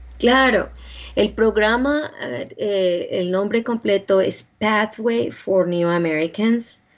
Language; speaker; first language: Spanish; native; Spanish